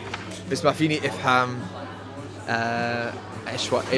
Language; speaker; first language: Arabic; non-native, learner; English